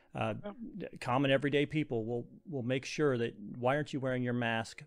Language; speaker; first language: English; native; English